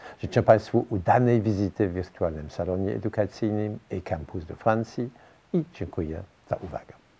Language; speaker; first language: Polish; non-native, fluent; French